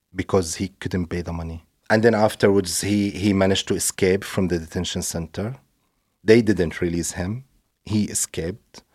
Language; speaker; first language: English; non-native, fluent; Arabic